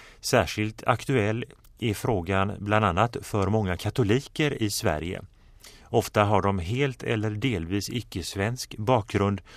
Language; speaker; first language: Swedish; native; Swedish